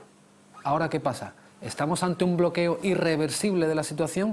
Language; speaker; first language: Spanish; native; Spanish